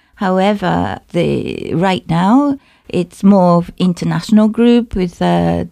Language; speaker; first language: English; non-native, fluent; Japanese